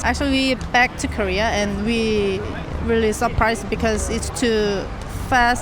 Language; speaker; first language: English; non-native, learner; Korean